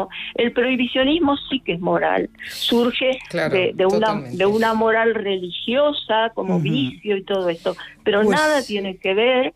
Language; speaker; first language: Spanish; native; Spanish